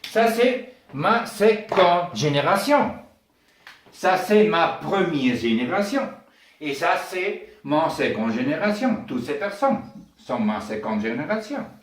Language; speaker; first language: French; non-native, learner; Spanish